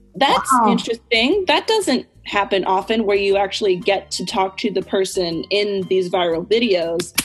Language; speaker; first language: English; native; English